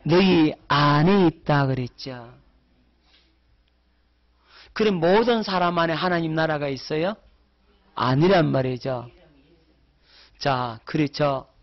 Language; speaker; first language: Korean; native; Korean